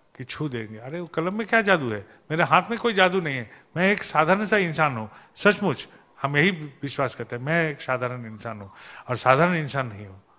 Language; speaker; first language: Hindi; non-native, local second language; Bangla